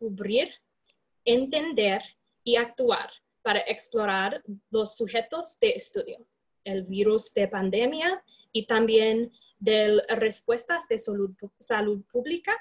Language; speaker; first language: Spanish; non-native, fluent; English